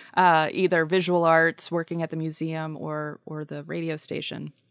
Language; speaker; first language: English; native; English